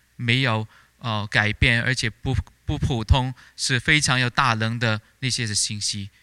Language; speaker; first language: Chinese; native; Chinese